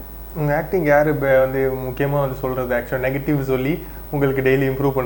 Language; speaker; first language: Tamil; native; Tamil